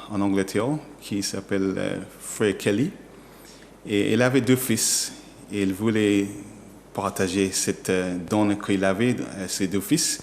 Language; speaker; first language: French; non-native, learner; English